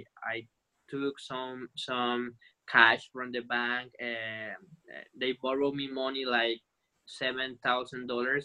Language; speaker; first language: English; non-native, fluent; Spanish